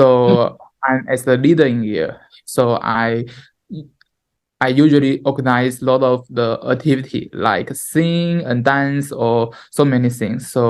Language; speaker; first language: English; non-native, learner; Chinese